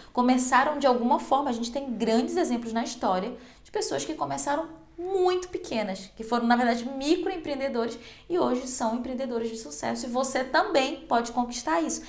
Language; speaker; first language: Portuguese; native; Portuguese